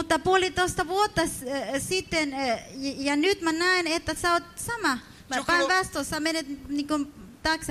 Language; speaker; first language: Finnish; non-native, fluent; Spanish